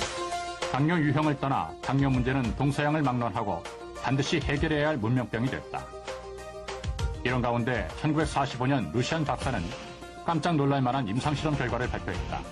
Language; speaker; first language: Korean; native; Korean